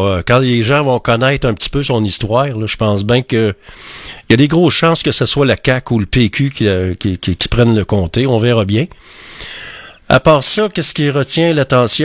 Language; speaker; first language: French; native; French